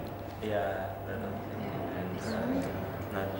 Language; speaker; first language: English; non-native, learner; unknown